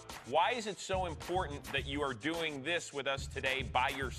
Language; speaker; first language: English; native; English